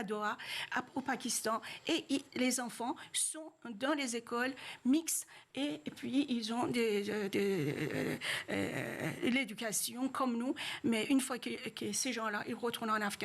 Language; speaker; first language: French; non-native, fluent; Persian